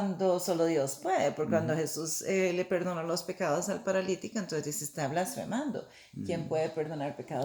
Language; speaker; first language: Spanish; native; Spanish